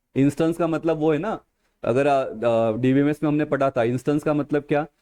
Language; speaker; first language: Hindi; non-native, local second language; Marathi